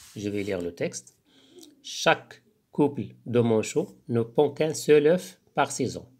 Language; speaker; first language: French; non-native, local second language; Arabic